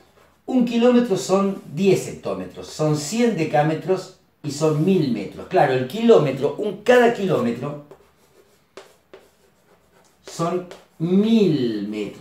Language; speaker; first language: Spanish; native; Spanish